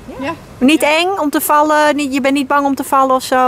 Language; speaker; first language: Dutch; native; Dutch